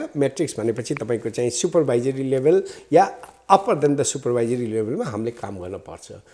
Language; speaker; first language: Nepali; native; Nepali